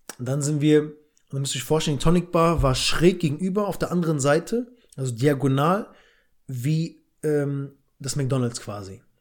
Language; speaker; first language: German; early bilingual, other home language; Albanian